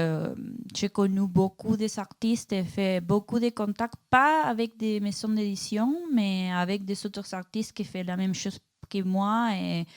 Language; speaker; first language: French; non-native, learner; Spanish